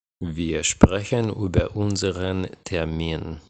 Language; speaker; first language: German; non-native, fluent; Ukrainian